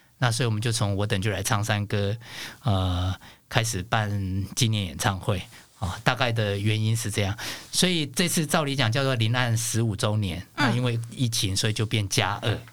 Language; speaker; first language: Chinese; non-native, local second language; Hakka Chinese